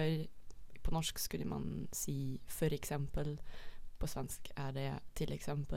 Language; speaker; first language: Norwegian; non-native, fluent; Dutch